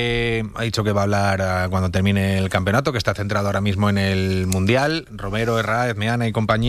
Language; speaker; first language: Spanish; native; Spanish